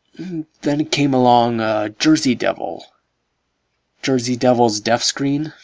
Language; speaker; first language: English; native; English